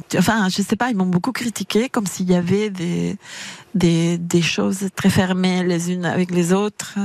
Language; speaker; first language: French; non-native, fluent; Spanish